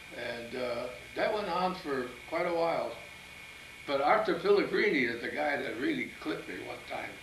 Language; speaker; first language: English; early bilingual, other home language; Italian